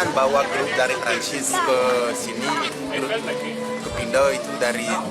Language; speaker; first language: Indonesian; non-native, fluent; French